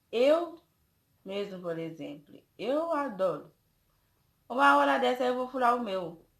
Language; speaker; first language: Portuguese; non-native, fluent; Haitian Creole